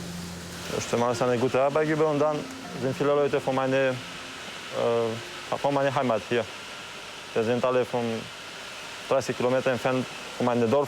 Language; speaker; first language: German; non-native, learner; Romanian